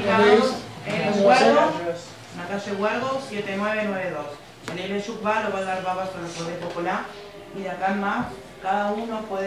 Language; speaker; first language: Spanish; native; Spanish